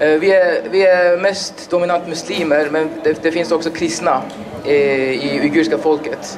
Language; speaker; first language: Swedish; non-native, learner; Uyghur